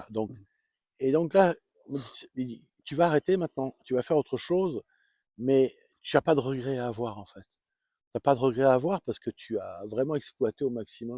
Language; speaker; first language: French; native; French